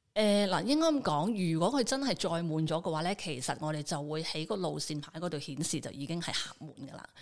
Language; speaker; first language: Cantonese; native; Cantonese